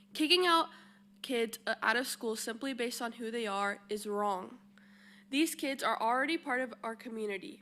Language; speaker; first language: English; early bilingual, other home language; Spanish